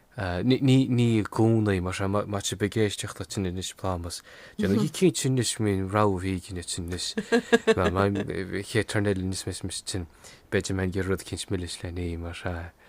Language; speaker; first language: Irish; non-native, local second language; English